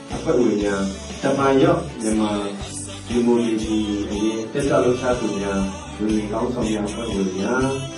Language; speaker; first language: Burmese; non-native, local second language; Kachin